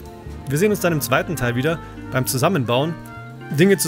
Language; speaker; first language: German; native; German